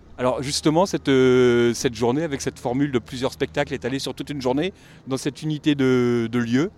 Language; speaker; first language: French; native; French